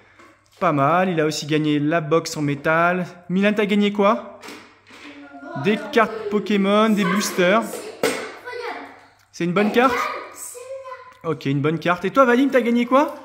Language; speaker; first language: French; native; French